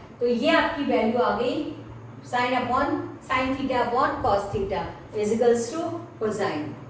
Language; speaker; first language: Hindi; native; Hindi